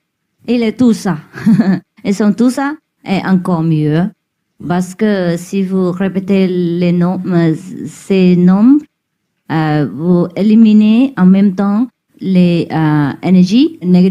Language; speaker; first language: French; non-native, learner; Vietnamese